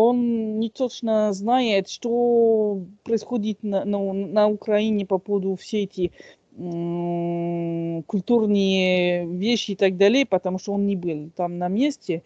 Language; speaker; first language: Russian; non-native, fluent; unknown